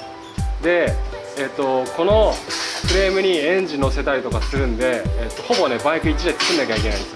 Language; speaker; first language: Japanese; native; Japanese